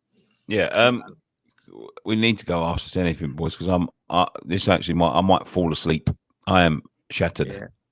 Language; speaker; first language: English; native; English